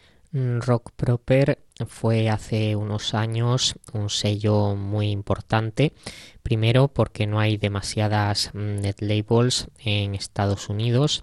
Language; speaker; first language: Spanish; native; Spanish